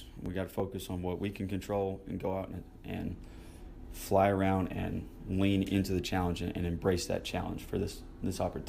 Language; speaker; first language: English; native; English